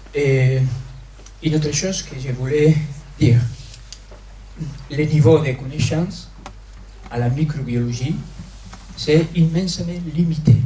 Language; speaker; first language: French; non-native, fluent; Spanish